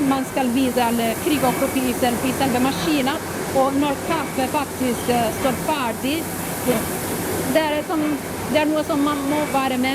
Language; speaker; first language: Norwegian; non-native, fluent; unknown